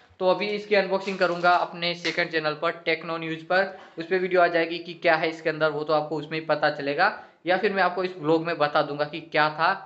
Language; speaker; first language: Hindi; non-native, local second language; Gujarati